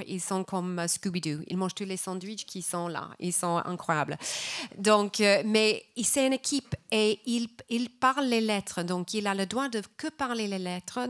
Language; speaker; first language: French; non-native, fluent; English